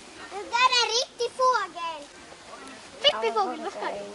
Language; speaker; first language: Swedish; early bilingual, other home language; Achinese